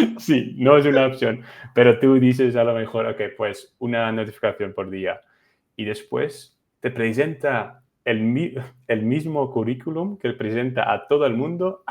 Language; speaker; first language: Spanish; non-native, fluent; Dutch